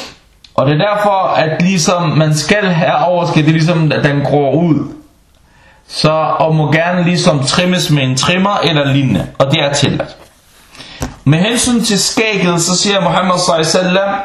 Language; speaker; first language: Danish; non-native, fluent; Arabic